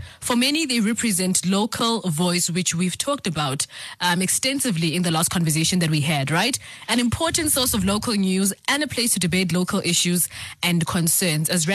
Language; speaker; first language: English; non-native, local second language; Zulu